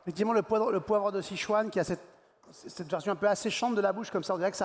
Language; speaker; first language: French; native; French